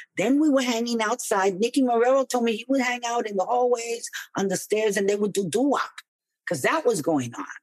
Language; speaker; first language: English; early bilingual, other home language; Spanish